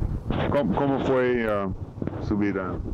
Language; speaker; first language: Spanish; non-native, learner; English